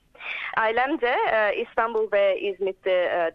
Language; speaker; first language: Turkish; early bilingual, heritage; English